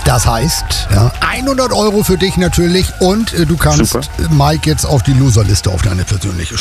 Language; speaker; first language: German; native; German